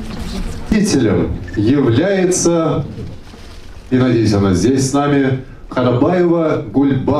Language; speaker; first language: Russian; native; Russian